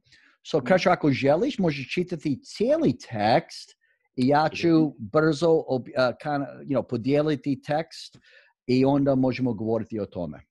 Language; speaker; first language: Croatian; non-native, fluent; English